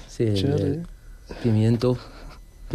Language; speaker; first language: Spanish; non-native, learner; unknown